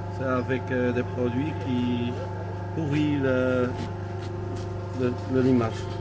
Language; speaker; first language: French; non-native, local second language; Dutch